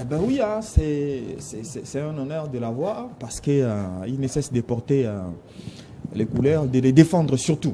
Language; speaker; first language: French; non-native, local second language; Lingala